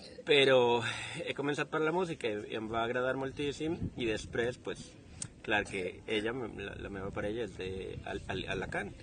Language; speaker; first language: Catalan; non-native, fluent; Spanish